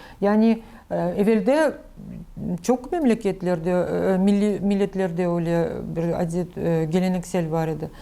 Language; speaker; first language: Turkish; non-native, learner; Crimean Tatar